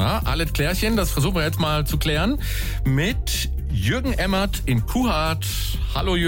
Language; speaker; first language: German; native; German